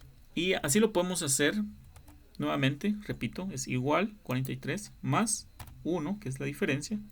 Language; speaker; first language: Spanish; native; Spanish